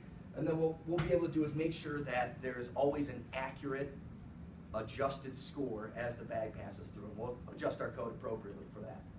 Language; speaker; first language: English; native; English